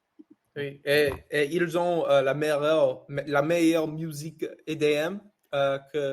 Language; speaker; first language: French; non-native, learner; English